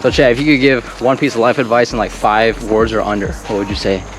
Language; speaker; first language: English; native; English